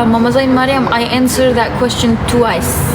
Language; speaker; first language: English; non-native, fluent; Turkish